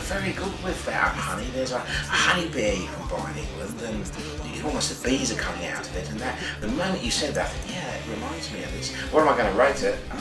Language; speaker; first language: English; native; English